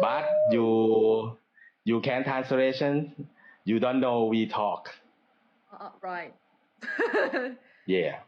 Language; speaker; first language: English; non-native, learner; Thai